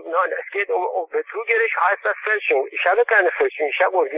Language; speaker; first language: German; non-native, fluent; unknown